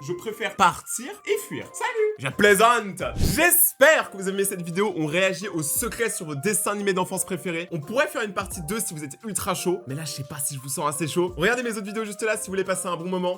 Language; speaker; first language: French; native; French